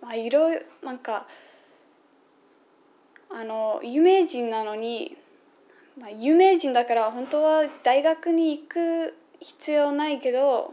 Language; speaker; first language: Japanese; non-native, fluent; English